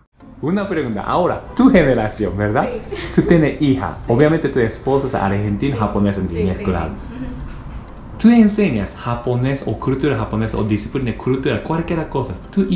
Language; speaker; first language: Spanish; non-native, learner; Japanese